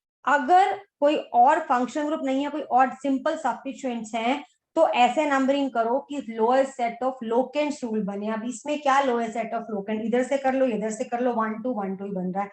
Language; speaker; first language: Hindi; native; Hindi